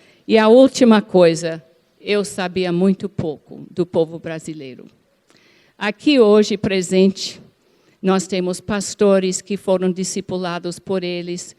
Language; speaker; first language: Portuguese; non-native, fluent; English